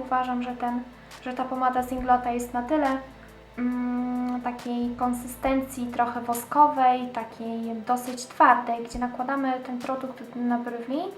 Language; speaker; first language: Polish; native; Polish